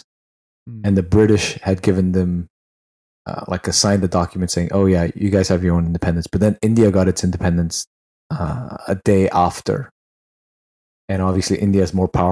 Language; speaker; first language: English; non-native, local second language; Tangkhul Naga (India)